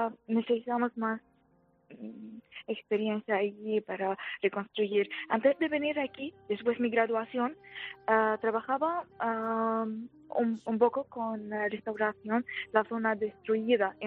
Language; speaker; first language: Spanish; non-native, fluent; Arabic